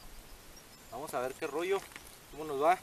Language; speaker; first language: Spanish; native; Spanish